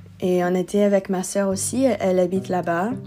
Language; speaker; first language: French; non-native, learner; English